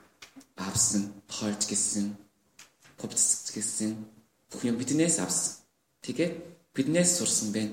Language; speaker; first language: Mongolian; non-native, learner; Korean